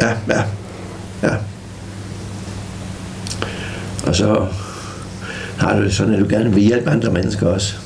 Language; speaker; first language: Danish; native; Danish